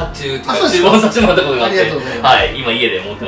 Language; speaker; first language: Japanese; native; Japanese